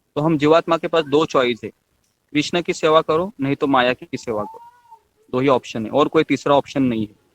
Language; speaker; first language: Hindi; non-native, local second language; Marathi